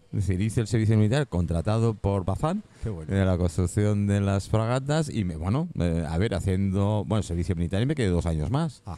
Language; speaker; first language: Spanish; non-native, fluent; English